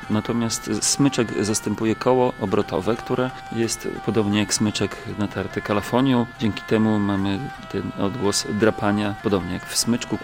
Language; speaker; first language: Polish; native; Polish